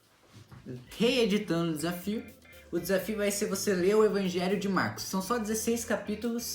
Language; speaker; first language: Portuguese; native; Portuguese